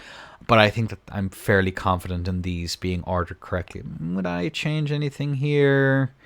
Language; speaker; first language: English; native; English